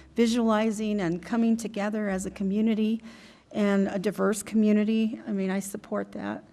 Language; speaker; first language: English; native; English